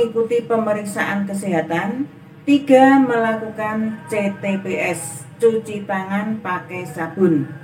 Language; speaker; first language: Indonesian; native; Indonesian